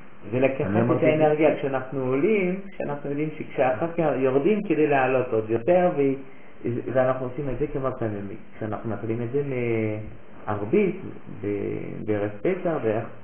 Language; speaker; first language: Hebrew; non-native, fluent; French